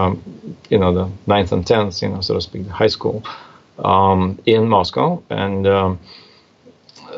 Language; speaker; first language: English; non-native, fluent; Russian